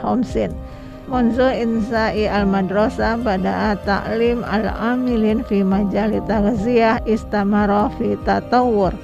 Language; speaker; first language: Arabic; non-native, fluent; Indonesian